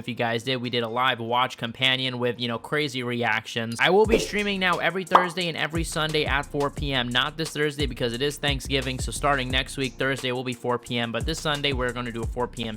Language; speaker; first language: English; native; English